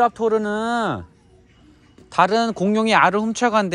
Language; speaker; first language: Korean; native; Korean